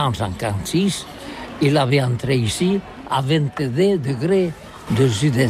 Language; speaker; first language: French; non-native, learner; Catalan